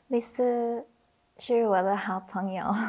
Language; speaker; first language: Chinese; non-native, learner; English